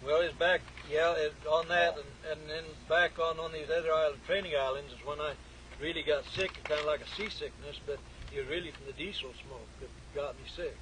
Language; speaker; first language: English; native; English